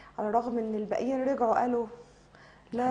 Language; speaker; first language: Arabic; native; Arabic